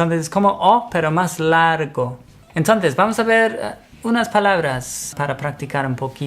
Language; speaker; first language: Spanish; non-native, fluent; English